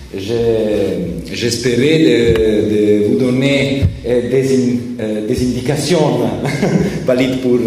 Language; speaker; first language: French; non-native, learner; Italian